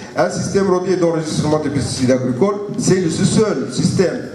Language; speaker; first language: French; non-native, local second language; Arabic